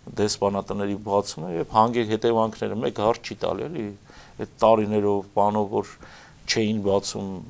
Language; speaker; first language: Armenian; native; Armenian